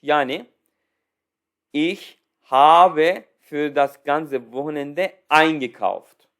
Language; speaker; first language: German; non-native, fluent; Turkish